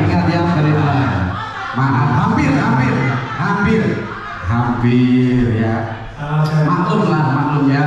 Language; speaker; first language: Indonesian; native; Indonesian